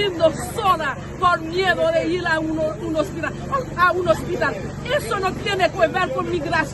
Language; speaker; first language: Spanish; non-native, fluent; Haitian Creole